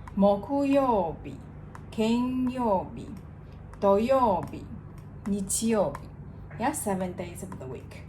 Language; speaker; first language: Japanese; non-native, fluent; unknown